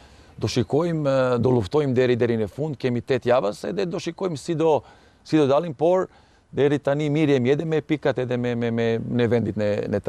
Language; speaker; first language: Albanian; non-native, learner; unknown